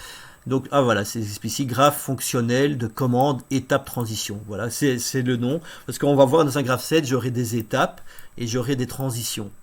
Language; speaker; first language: French; native; French